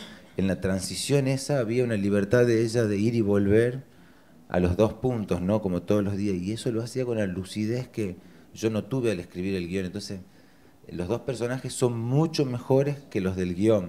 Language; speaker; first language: Spanish; native; Spanish